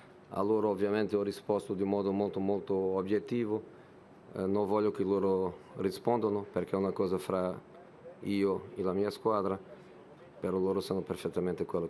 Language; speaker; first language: Italian; non-native, fluent; Portuguese